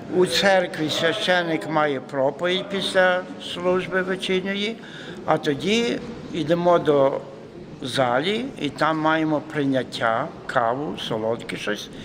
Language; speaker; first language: Ukrainian; early bilingual, heritage; Ukrainian